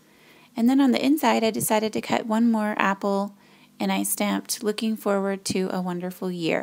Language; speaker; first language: English; native; English